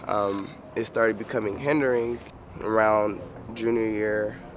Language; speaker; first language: English; native; English